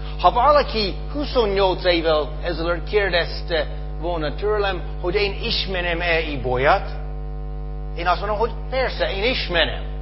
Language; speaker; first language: Hungarian; non-native, fluent; English